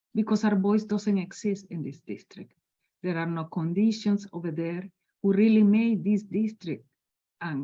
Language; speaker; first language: English; non-native, fluent; Spanish